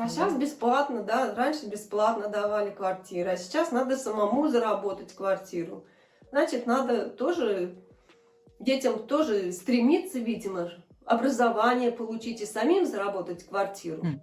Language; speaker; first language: Russian; native; Russian